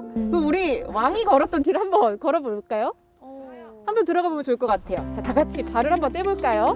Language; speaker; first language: Korean; native; Korean